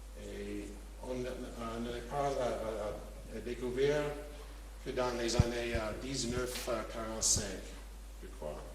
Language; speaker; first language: French; non-native, fluent; English